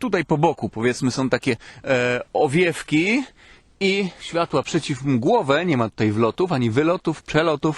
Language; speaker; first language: Polish; native; Polish